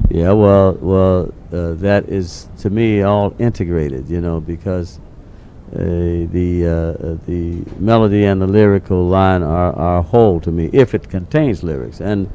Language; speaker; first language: English; native; English